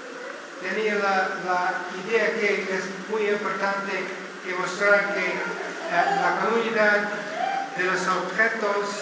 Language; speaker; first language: Spanish; non-native, learner; English